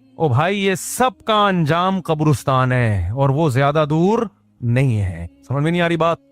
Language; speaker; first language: Urdu; native; Urdu